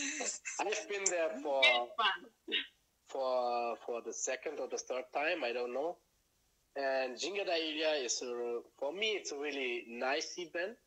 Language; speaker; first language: English; non-native, fluent; German